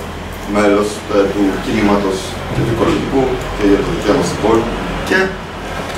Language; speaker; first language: Greek; native; Greek